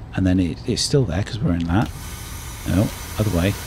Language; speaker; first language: English; native; English